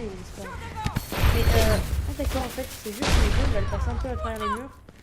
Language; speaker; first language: French; native; French